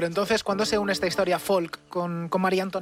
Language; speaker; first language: Spanish; native; Spanish